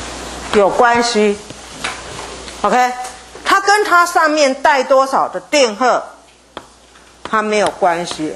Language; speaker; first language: Chinese; native; Chinese